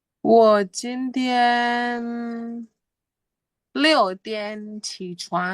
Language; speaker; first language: Chinese; non-native, learner; Indonesian